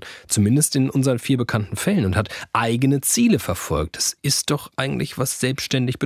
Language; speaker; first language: German; native; German